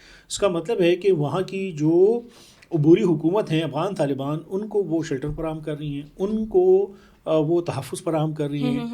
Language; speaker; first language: Urdu; non-native, local second language; Pashto